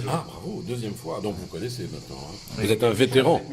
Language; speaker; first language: French; native; French